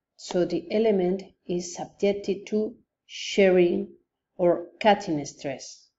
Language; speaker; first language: English; non-native, fluent; Spanish